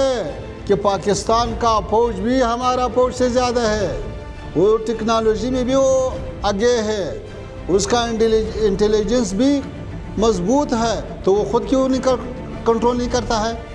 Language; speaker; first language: Hindi; non-native, fluent; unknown